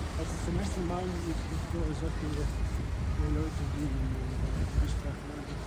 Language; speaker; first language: German; non-native, learner; Ukrainian